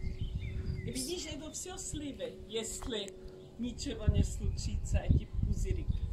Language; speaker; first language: Russian; early bilingual, heritage; Czech